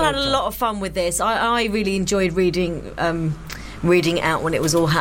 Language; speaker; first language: English; native; English